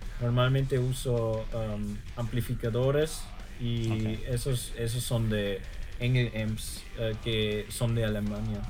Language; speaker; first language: Spanish; early bilingual, heritage; German